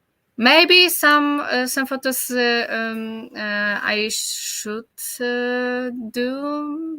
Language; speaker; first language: English; non-native, learner; Polish